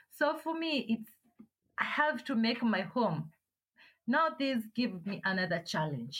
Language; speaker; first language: English; non-native, local second language; Masai